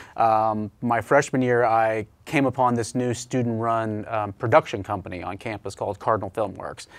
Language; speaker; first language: English; native; English